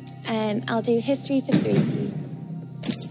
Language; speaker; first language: English; native; English